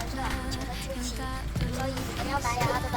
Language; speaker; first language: Chinese; non-native, local second language; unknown